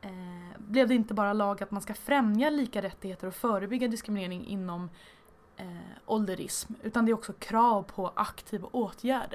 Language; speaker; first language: Swedish; native; Swedish